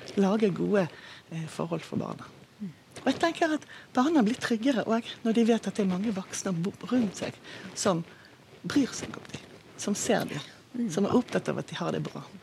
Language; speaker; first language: Norwegian; non-native, fluent; Hebrew